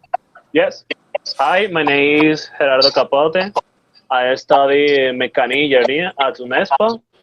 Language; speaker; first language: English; non-native, learner; Spanish